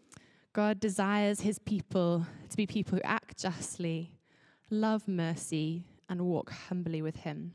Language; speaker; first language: English; native; English